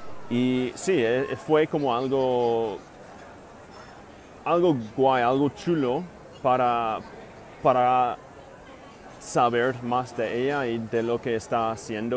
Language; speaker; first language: Spanish; non-native, fluent; English